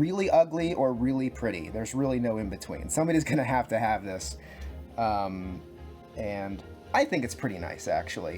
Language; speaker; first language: English; native; English